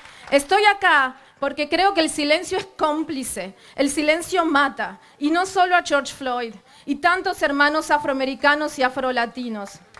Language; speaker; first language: Spanish; native; Spanish